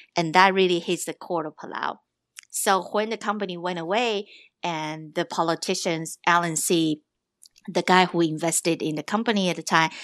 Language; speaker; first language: English; non-native, fluent; Chinese